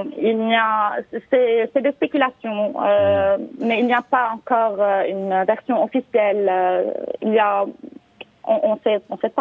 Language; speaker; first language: French; non-native, local second language; Arabic